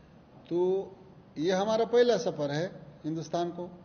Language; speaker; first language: Hindi; non-native, learner; Pashto